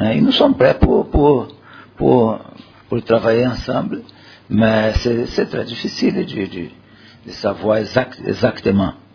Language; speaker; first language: French; non-native, learner; Portuguese